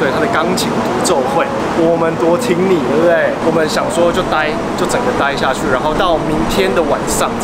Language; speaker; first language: Chinese; native; Chinese